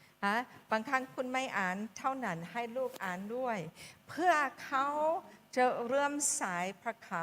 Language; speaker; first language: Thai; non-native, fluent; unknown